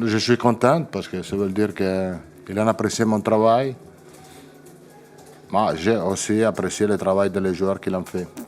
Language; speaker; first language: French; non-native, fluent; Italian